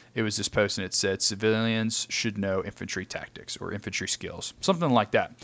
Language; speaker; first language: English; native; English